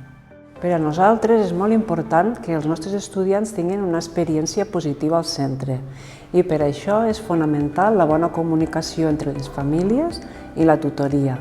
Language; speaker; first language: Catalan; native; Catalan